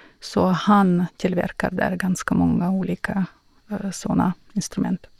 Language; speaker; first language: Swedish; non-native, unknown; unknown